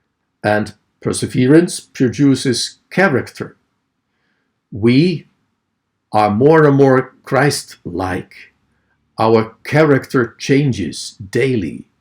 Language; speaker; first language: English; non-native, fluent; Dutch